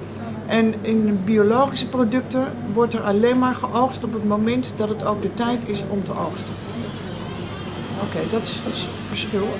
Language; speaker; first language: Dutch; native; Dutch